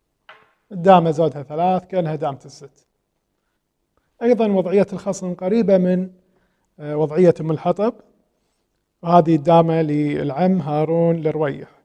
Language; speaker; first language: Arabic; native; Arabic